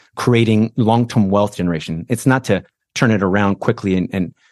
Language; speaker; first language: English; non-native, fluent; Portuguese